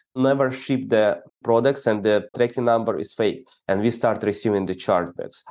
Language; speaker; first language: English; non-native, fluent; Ukrainian